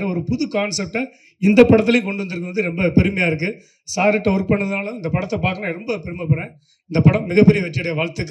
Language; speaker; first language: Tamil; native; Tamil